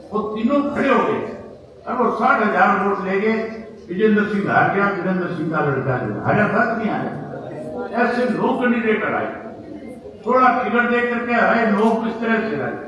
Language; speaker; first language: Hindi; native; Hindi